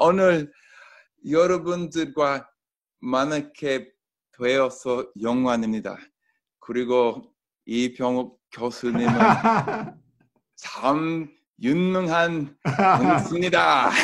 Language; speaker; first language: Korean; non-native, learner; English